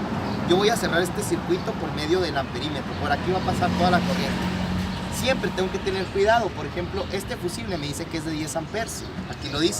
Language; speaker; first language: Spanish; native; Spanish